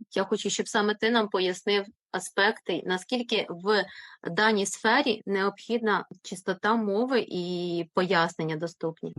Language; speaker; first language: Ukrainian; native; Ukrainian